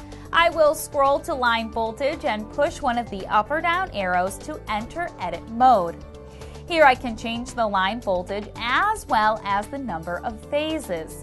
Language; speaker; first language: English; native; English